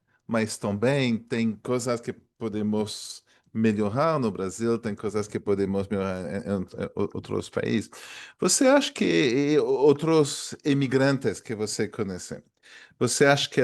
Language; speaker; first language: Portuguese; non-native, fluent; French